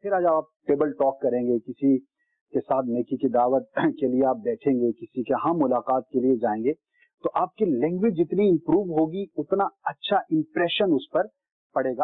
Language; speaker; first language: Urdu; native; Urdu